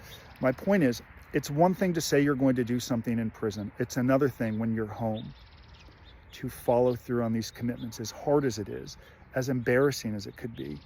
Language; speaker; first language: English; native; English